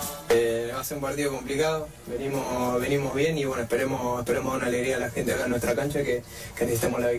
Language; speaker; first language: Spanish; native; Spanish